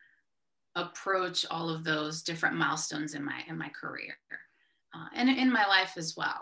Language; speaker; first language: English; early bilingual, other home language; Spanish